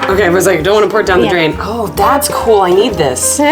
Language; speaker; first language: English; native; English